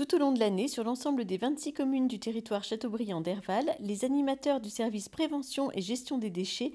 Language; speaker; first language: French; native; French